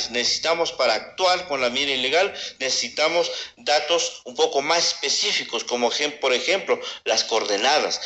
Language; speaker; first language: Spanish; native; Spanish